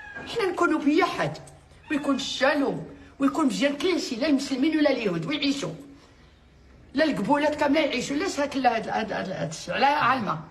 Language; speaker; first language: Arabic; native; Arabic